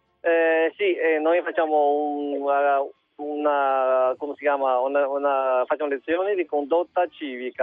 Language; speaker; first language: Italian; non-native, fluent; Chinese